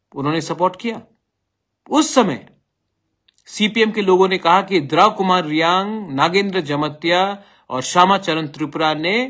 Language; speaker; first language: Hindi; non-native, local second language; Bangla